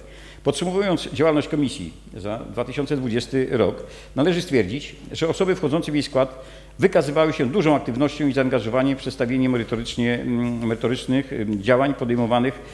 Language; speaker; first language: Polish; native; Polish